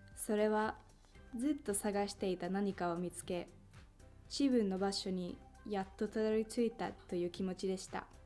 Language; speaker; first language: Japanese; non-native, fluent; Finnish